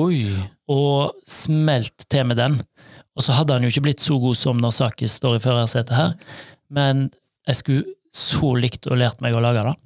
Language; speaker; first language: Norwegian; native; Norwegian